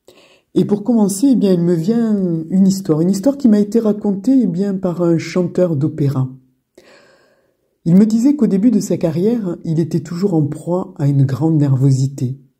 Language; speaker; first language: French; native; French